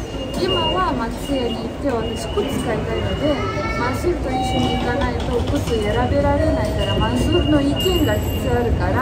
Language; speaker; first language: Japanese; non-native, fluent; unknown